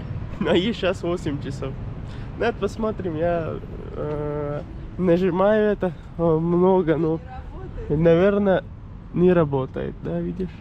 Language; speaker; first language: Russian; non-native, learner; Pashto